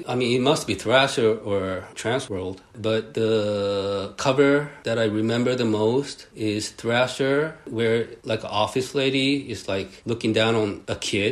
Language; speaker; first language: English; early bilingual, other home language; Japanese